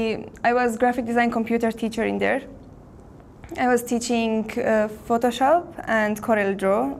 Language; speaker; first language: English; non-native, learner; Armenian